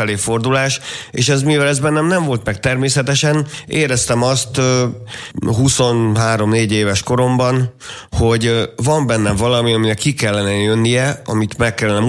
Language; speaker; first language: Hungarian; native; Hungarian